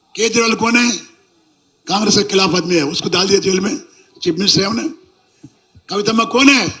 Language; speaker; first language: Hindi; non-native, local second language; Telugu